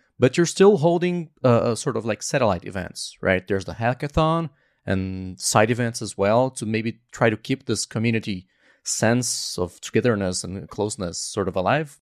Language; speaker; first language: English; non-native, fluent; Portuguese